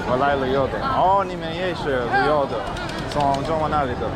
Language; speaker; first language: Chinese; non-native, fluent; English